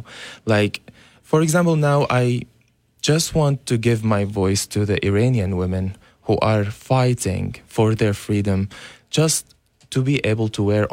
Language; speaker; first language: English; non-native, fluent; Arabic